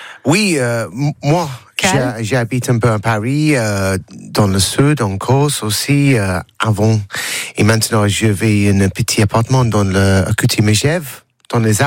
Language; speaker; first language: French; non-native, learner; English